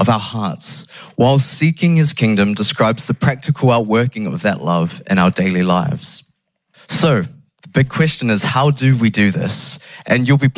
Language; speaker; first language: English; native; English